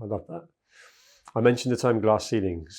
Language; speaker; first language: English; native; English